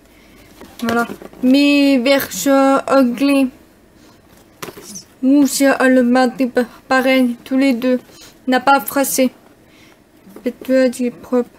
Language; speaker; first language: French; non-native, learner; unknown